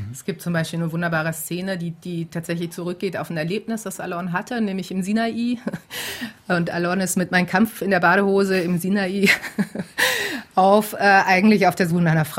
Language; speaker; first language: German; native; German